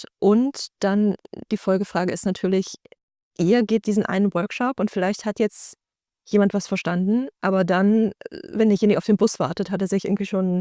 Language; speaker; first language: German; native; German